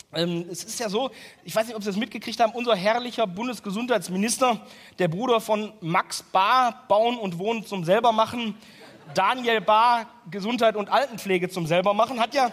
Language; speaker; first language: German; native; German